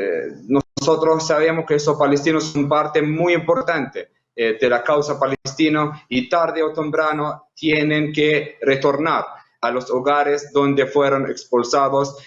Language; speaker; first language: Spanish; non-native, fluent; Arabic